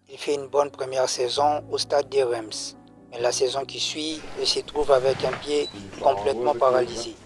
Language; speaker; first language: French; native; French